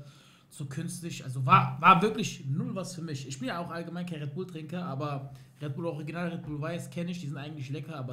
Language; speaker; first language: German; native; German